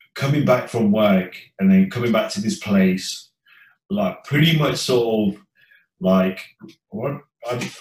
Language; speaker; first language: English; native; English